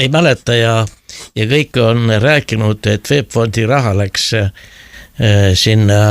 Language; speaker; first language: Estonian; native; Estonian